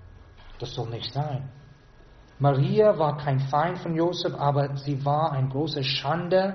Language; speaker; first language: German; non-native, fluent; English